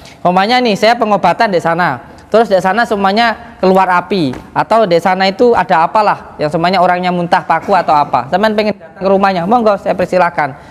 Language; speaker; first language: Indonesian; native; Indonesian